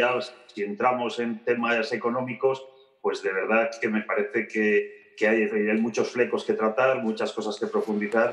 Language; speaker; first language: Spanish; native; Spanish